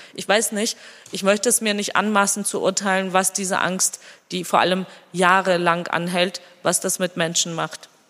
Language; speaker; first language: German; non-native, fluent; Georgian